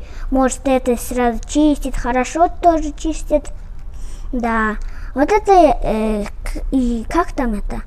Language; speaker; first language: Russian; non-native, local second language; Kyrgyz